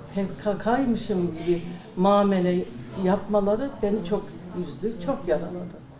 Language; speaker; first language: Turkish; native; Turkish